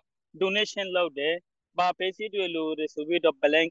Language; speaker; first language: Burmese; non-native, local second language; Rohingya